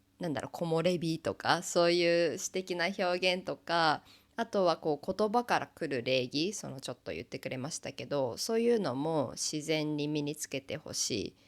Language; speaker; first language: Japanese; native; Japanese